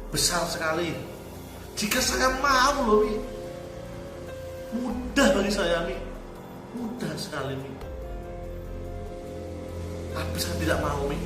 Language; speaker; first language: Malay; non-native, local second language; Javanese